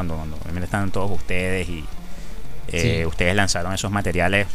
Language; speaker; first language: Spanish; native; Spanish